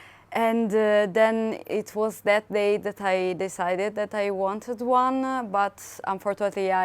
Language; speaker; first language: English; non-native, fluent; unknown